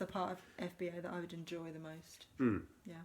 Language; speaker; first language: English; native; English